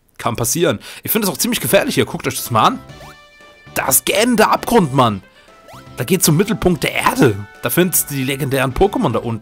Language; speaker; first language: German; native; German